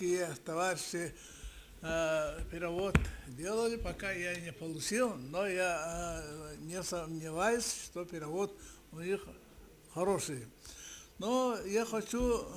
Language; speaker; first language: Russian; non-native, local second language; Yakut